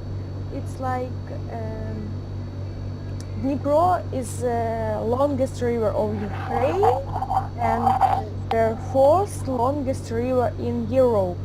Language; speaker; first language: English; non-native, learner; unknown